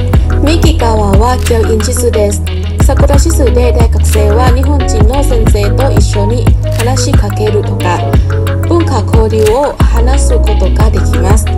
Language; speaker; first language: Japanese; non-native, learner; Thai